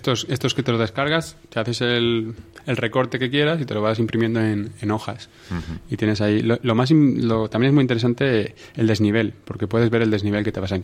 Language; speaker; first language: Spanish; native; Spanish